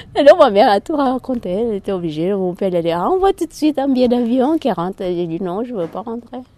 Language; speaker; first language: French; non-native, fluent; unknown